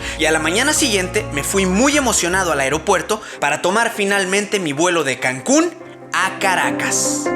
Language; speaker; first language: Spanish; native; Spanish